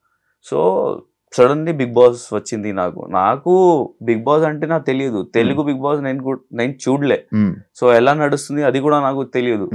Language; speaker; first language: Telugu; non-native, local second language; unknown